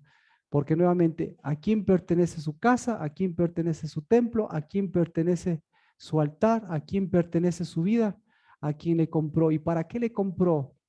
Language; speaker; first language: Spanish; native; Spanish